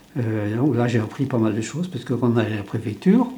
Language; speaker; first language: French; non-native, local second language; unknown